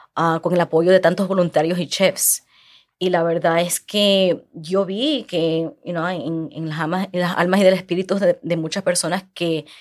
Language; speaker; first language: Spanish; early bilingual, heritage; Spanish